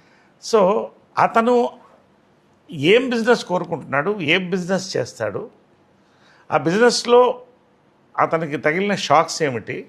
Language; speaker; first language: Telugu; native; Telugu